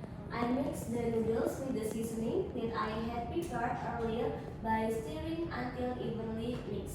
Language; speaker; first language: English; non-native, learner; Indonesian